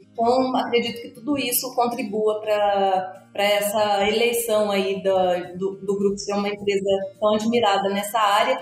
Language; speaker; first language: Portuguese; native; Portuguese